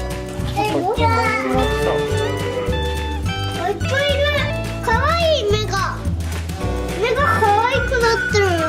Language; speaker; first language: Japanese; native; Japanese